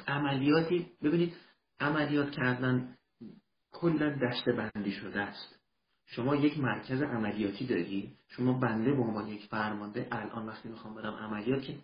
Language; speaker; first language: Persian; early bilingual, heritage; Persian